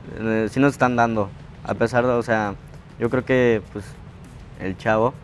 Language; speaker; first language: Spanish; native; Spanish